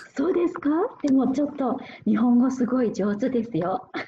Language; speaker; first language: Japanese; native; Japanese